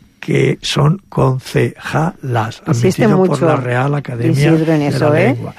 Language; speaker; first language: Spanish; native; Spanish